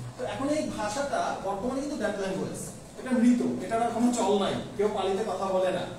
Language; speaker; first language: Bangla; non-native, local second language; Chakma